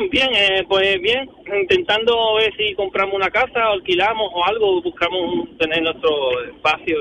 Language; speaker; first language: Spanish; native; Spanish